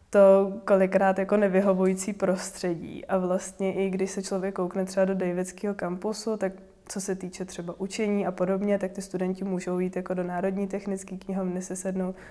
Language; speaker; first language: Czech; native; Czech